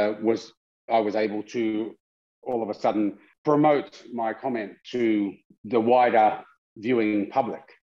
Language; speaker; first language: English; native; English